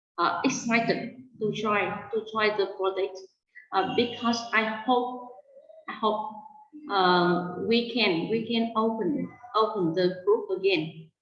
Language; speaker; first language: English; non-native, fluent; Vietnamese